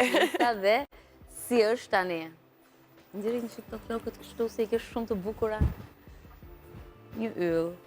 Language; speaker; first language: Albanian; native; Albanian